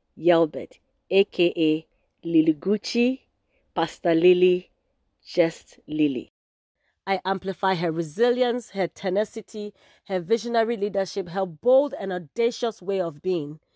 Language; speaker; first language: English; non-native, local second language; Akan